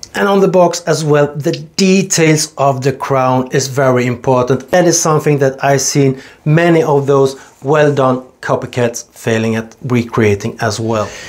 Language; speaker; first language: English; non-native, fluent; Swedish